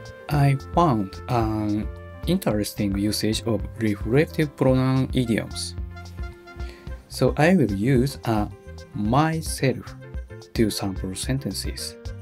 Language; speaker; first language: English; non-native, learner; Japanese